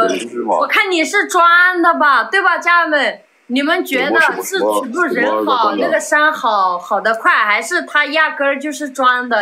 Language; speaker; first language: Chinese; native; Chinese